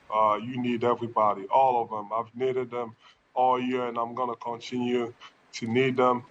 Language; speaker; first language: English; non-native, local second language; French